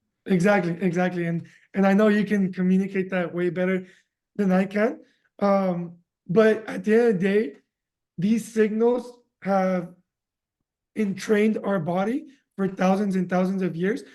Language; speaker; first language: English; early bilingual, other home language; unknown